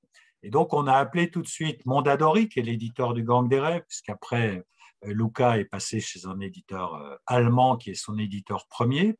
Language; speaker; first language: French; native; French